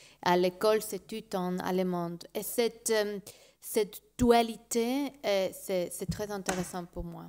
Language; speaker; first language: French; non-native, learner; Spanish